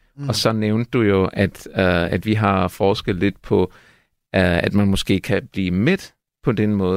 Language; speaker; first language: Danish; non-native, fluent; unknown